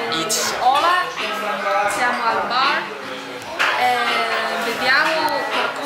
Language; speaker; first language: Italian; non-native, learner; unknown